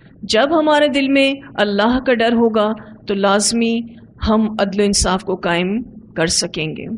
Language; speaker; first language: Urdu; native; Urdu